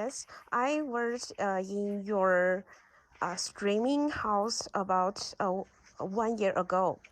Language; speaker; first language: English; non-native, learner; Chinese